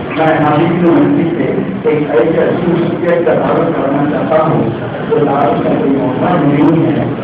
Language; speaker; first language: Urdu; native; Urdu